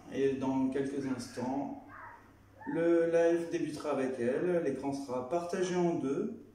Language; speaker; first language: French; native; French